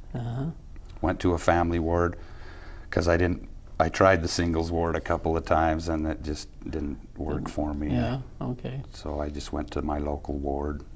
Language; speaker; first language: English; native; English